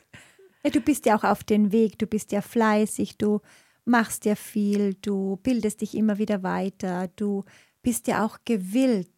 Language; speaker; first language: German; native; German